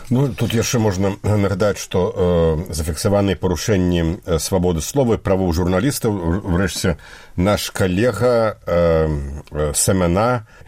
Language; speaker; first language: Belarusian; native; Belarusian